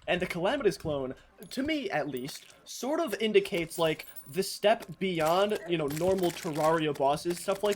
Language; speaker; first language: English; native; English